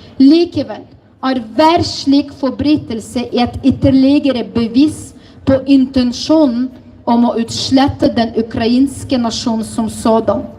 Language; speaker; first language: Norwegian; non-native, fluent; Ukrainian